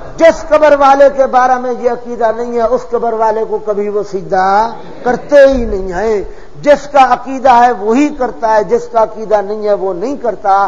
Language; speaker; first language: Urdu; non-native, local second language; Punjabi